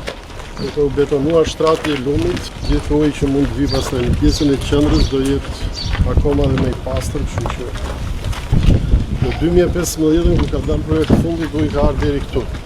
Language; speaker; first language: Albanian; native; Albanian